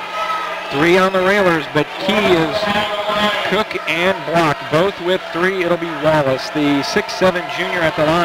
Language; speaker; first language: English; native; English